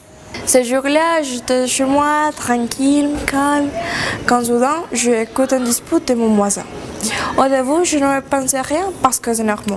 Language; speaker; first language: French; non-native, learner; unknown